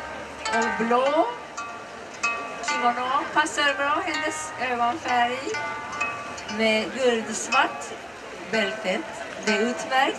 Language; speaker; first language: Swedish; non-native, learner; Japanese